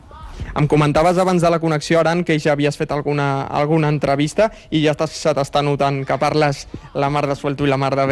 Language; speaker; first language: Catalan; native; Catalan